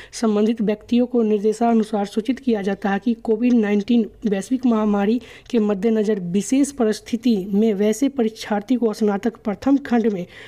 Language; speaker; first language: Hindi; native; Hindi